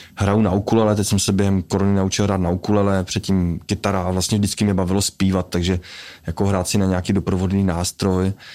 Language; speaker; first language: Czech; native; Czech